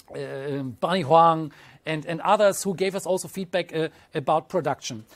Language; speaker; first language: English; non-native, fluent; German